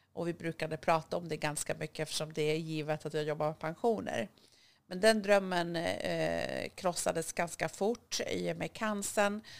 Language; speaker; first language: Swedish; early bilingual, other home language; Kurdish